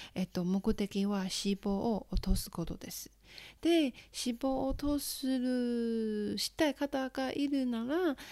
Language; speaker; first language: Japanese; non-native, fluent; Chinese